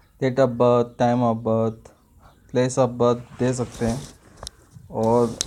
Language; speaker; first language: Hindi; non-native, local second language; Marathi